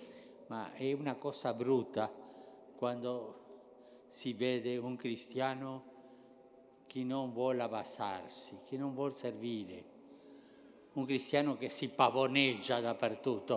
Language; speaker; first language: Italian; non-native, fluent; Spanish